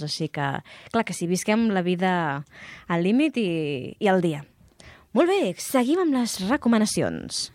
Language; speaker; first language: Catalan; native; Catalan